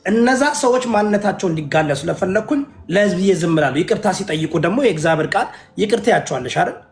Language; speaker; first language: Amharic; early bilingual, other home language; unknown